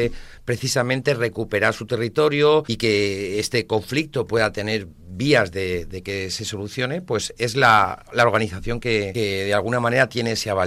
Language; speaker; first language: Spanish; native; Spanish